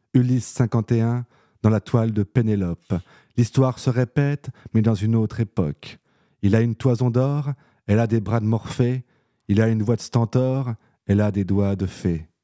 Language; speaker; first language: French; native; French